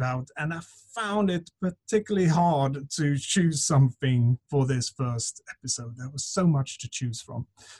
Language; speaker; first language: English; non-native, fluent; Swedish